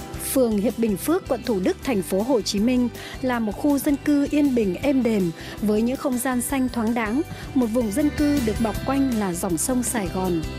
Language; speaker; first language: Vietnamese; native; Vietnamese